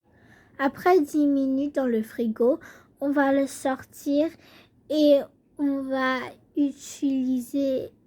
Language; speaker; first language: French; non-native, learner; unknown